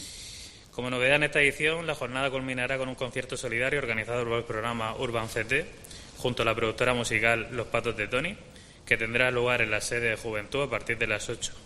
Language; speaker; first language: Spanish; native; Spanish